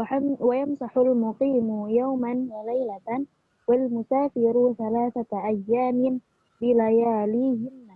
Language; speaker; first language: Arabic; non-native, learner; Indonesian